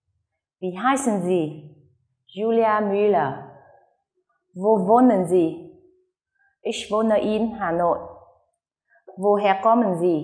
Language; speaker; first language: German; non-native, fluent; Vietnamese